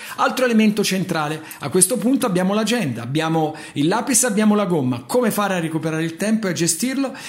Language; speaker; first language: Italian; native; Italian